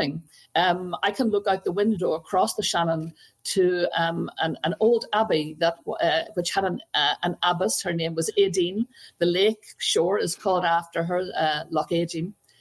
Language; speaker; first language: English; native; English